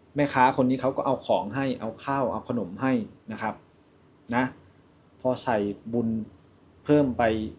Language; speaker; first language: Thai; native; Thai